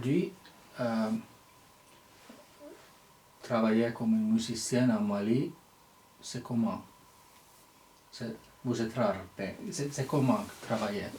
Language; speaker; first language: French; non-native, fluent; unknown